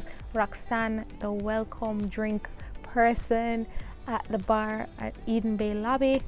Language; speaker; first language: English; native; English